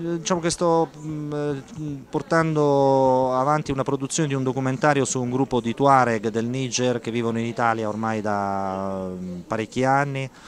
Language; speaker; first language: Italian; native; Italian